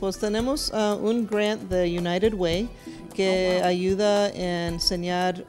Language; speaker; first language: Spanish; early bilingual, heritage; English